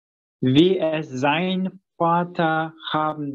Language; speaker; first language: German; non-native, fluent; Turkish